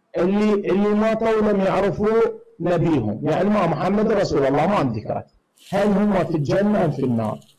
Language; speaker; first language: Arabic; native; Arabic